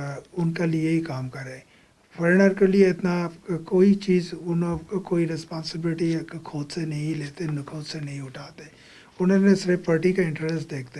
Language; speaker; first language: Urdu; non-native, fluent; Bangla